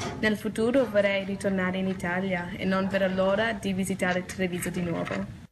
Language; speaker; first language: Italian; early bilingual, heritage; Italian